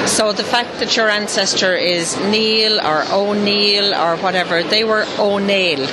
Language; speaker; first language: English; native; English